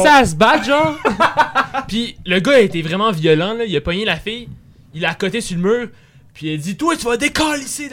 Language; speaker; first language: French; native; French